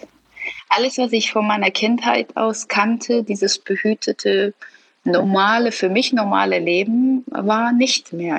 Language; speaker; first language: German; early bilingual, other home language; Persian